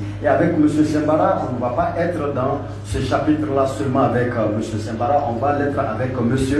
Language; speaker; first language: French; native; French